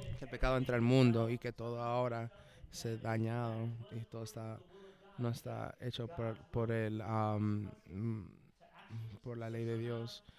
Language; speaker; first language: Spanish; non-native, fluent; English